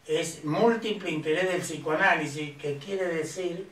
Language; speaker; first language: Spanish; native; Spanish